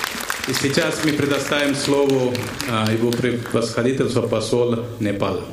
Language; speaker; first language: Russian; non-native, fluent; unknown